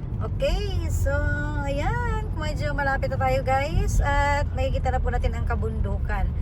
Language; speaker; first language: Filipino; non-native, local second language; Cebuano